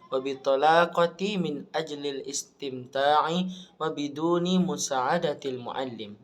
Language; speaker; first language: Arabic; non-native, learner; Indonesian